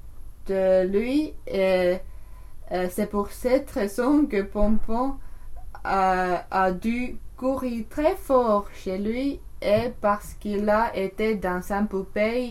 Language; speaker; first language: French; non-native, learner; English